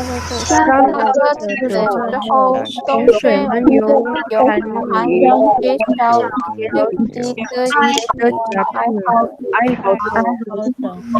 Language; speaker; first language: Chinese; non-native, learner; Indonesian